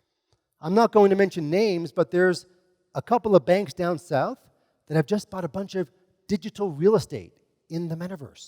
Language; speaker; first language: English; native; English